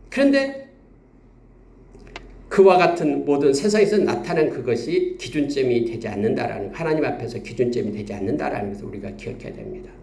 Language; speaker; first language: Korean; native; Korean